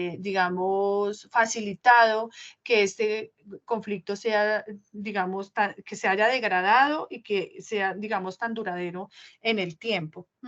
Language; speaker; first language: Spanish; native; Spanish